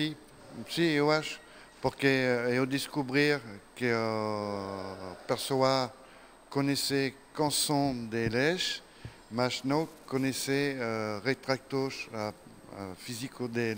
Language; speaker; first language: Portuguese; non-native, learner; French